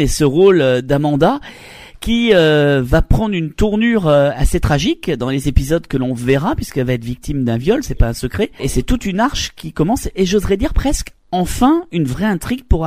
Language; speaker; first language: French; native; French